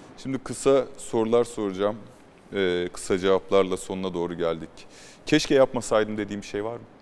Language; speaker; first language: Turkish; native; Turkish